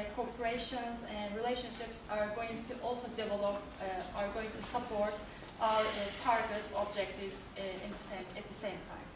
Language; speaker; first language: English; non-native, fluent; Turkish